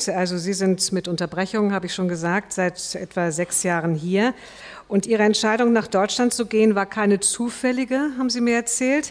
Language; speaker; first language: German; native; German